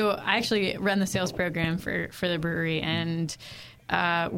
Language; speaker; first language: English; native; English